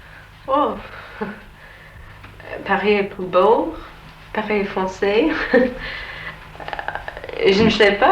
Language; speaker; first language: French; non-native, learner; English